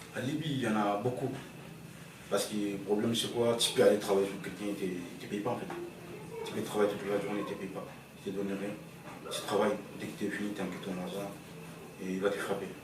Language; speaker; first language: French; non-native, local second language; Soninke